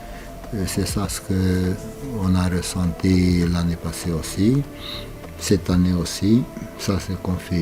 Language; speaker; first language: French; non-native, fluent; Romanian